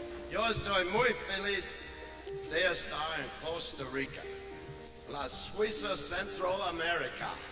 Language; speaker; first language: Spanish; non-native, learner; English